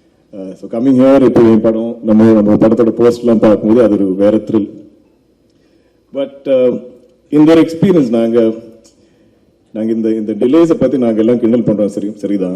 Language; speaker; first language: Tamil; non-native, local second language; Malayalam